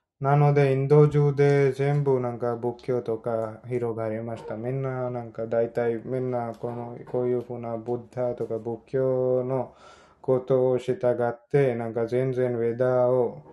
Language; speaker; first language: Japanese; non-native, learner; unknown